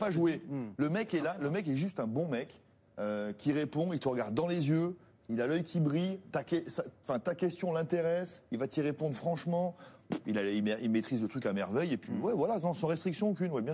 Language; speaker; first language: French; native; French